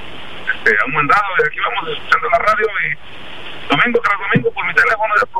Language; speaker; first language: Spanish; native; Spanish